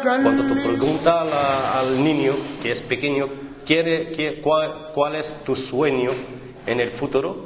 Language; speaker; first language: Spanish; non-native, fluent; Arabic